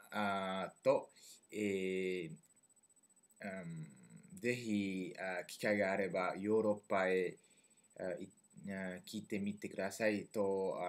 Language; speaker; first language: Japanese; non-native, learner; French